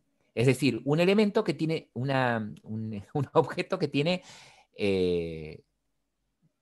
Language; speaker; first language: Spanish; native; Spanish